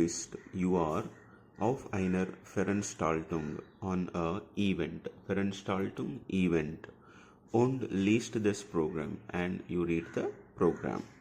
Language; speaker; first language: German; non-native, fluent; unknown